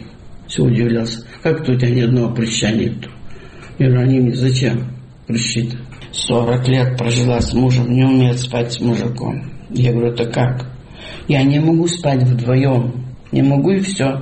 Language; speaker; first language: Russian; native; Russian